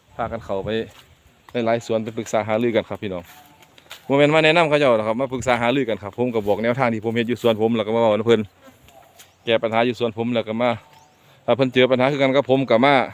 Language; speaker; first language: Thai; non-native, local second language; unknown